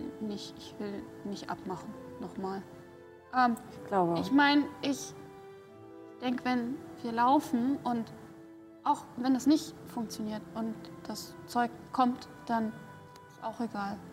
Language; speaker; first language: German; non-native, learner; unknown